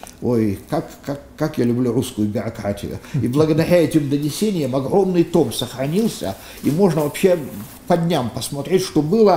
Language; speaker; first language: Russian; native; Russian